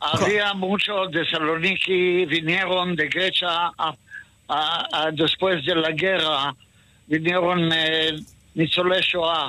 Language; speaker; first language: Spanish; early bilingual, heritage; Ladino